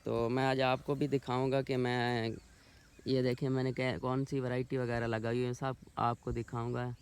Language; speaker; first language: Urdu; non-native, local second language; Saraiki